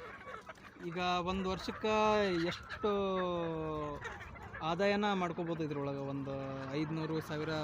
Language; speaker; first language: Kannada; native; Kannada